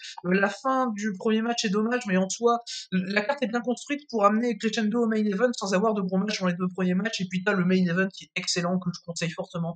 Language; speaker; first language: French; native; French